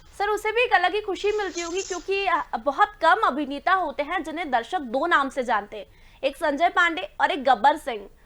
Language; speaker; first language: Hindi; native; Hindi